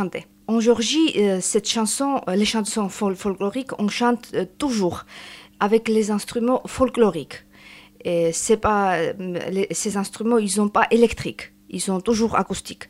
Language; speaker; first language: French; non-native, learner; Georgian